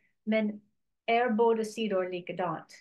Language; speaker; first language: Swedish; non-native, learner; English